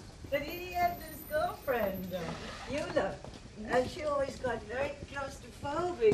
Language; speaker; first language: English; non-native, local second language; Afrikaans